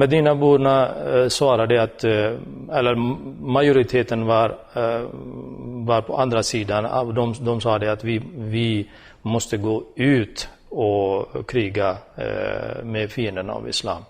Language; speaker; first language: Swedish; non-native, fluent; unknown